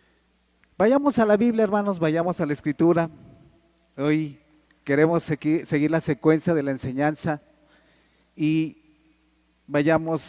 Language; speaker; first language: Spanish; native; Spanish